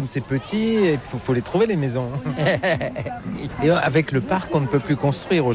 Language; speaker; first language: French; native; French